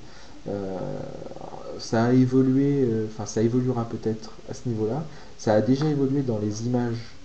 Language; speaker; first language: French; native; French